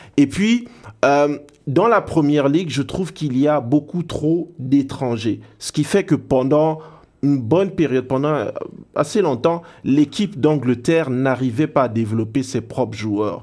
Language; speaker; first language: French; native; French